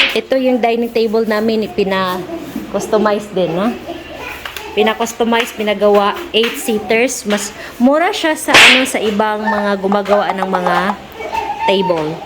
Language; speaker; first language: Filipino; non-native, local second language; Cebuano